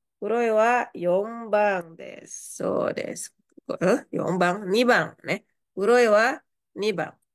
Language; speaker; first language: Japanese; non-native, fluent; Indonesian